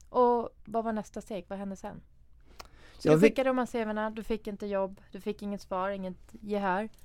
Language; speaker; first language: Swedish; early bilingual, other home language; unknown